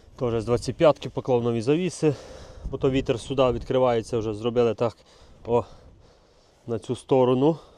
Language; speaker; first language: Ukrainian; native; Ukrainian